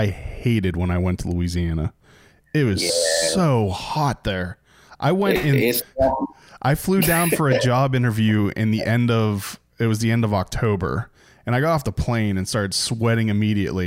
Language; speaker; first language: English; native; English